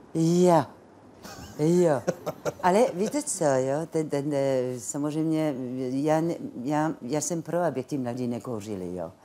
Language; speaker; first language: Czech; non-native, fluent; French